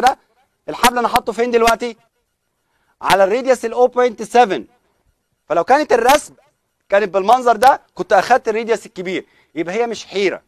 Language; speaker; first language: Arabic; native; Arabic